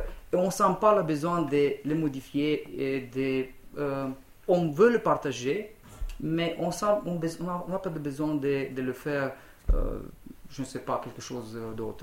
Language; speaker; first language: French; non-native, fluent; Romanian